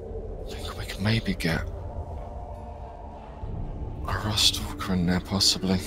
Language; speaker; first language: English; native; English